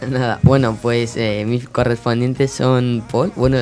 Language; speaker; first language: Spanish; native; Spanish